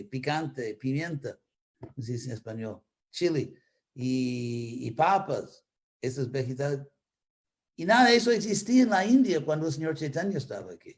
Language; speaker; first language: Spanish; non-native, fluent; English